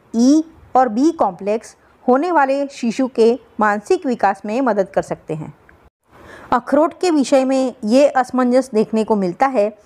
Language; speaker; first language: Hindi; non-native, local second language; Gujarati